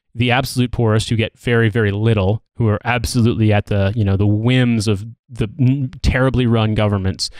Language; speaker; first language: English; native; English